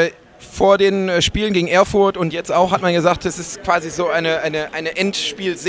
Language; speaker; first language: German; native; German